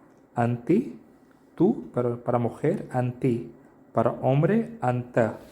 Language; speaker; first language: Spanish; non-native, learner; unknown